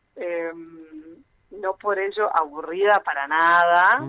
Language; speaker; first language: Spanish; early bilingual, other home language; Portuguese